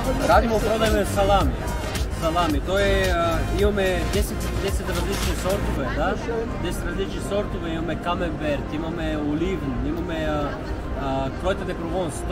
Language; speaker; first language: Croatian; non-native, learner; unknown